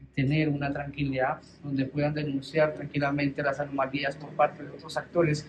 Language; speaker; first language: Spanish; native; Spanish